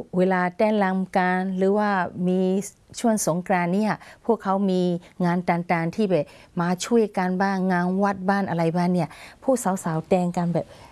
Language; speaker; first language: Thai; non-native, fluent; Burmese